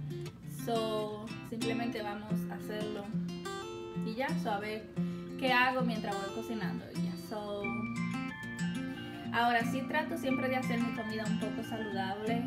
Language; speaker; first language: Spanish; early bilingual, heritage; Spanish